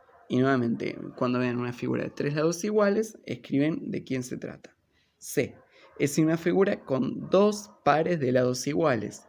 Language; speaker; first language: Spanish; native; Spanish